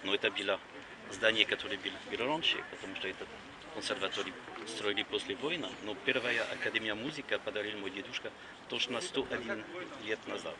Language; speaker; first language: Russian; non-native, learner; French